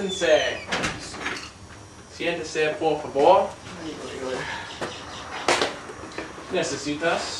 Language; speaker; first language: Spanish; non-native, learner; English